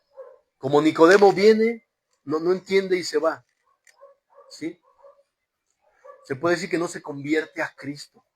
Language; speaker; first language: Spanish; native; Spanish